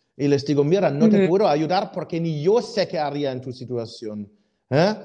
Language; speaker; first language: Spanish; non-native, fluent; German